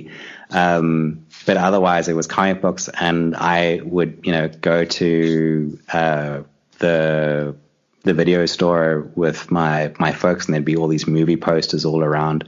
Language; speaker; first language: English; native; English